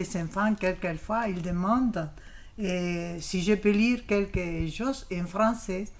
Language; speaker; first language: French; non-native, learner; Spanish